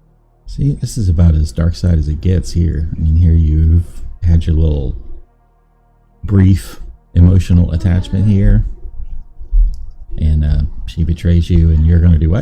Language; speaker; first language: English; native; English